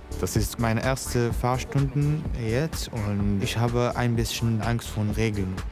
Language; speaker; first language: German; non-native, learner; Arabic